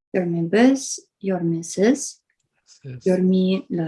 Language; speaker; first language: Japanese; non-native, fluent; Russian